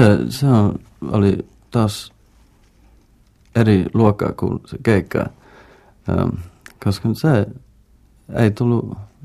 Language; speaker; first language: Finnish; non-native, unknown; English